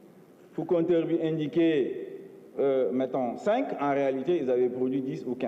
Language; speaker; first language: French; non-native, local second language; Wolof